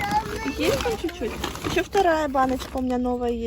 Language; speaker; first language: Russian; native; Russian